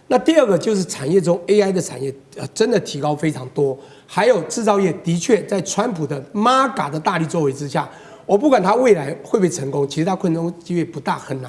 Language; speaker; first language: Chinese; native; Chinese